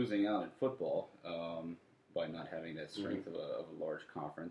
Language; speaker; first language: English; native; English